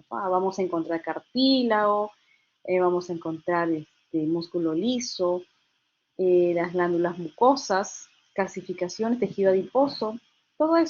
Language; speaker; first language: Spanish; native; Spanish